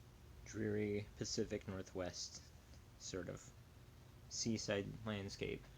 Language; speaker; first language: English; native; English